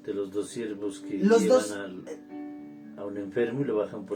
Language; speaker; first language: Spanish; native; Spanish